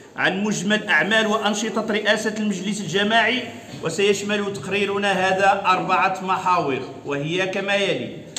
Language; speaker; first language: Arabic; non-native, local second language; Riffian